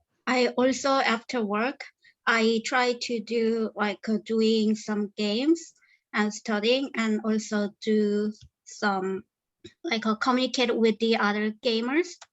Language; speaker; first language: English; non-native, fluent; Korean